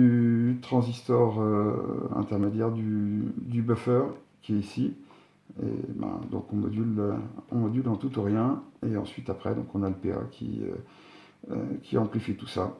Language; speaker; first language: French; native; French